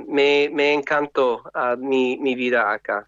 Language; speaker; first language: Spanish; non-native, fluent; English